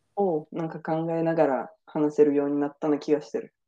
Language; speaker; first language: Japanese; non-native, fluent; French